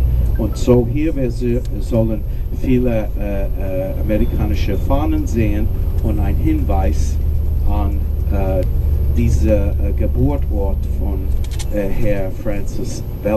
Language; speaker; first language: German; non-native, learner; English